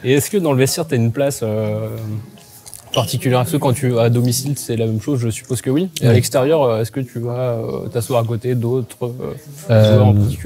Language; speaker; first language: French; native; French